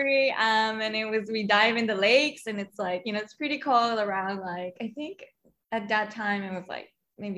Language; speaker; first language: English; non-native, local second language; Filipino